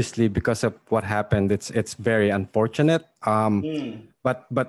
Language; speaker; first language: English; non-native, local second language; Filipino